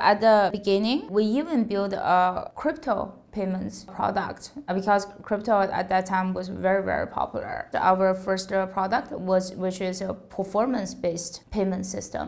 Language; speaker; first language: English; non-native, fluent; Chinese